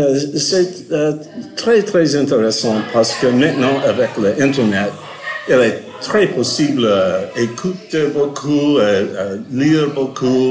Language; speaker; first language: French; non-native, learner; English